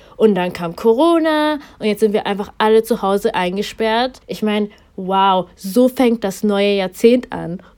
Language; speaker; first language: German; early bilingual, other home language; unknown